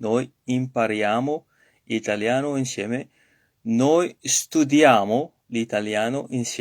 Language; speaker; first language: Italian; non-native, learner; French